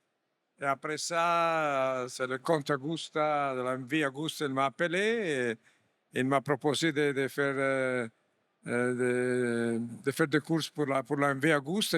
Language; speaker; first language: French; non-native, fluent; Italian